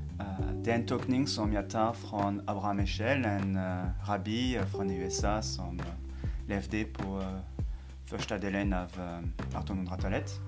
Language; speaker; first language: Swedish; non-native, fluent; French